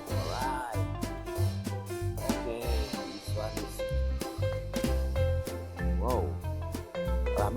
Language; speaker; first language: English; non-native, learner; Indonesian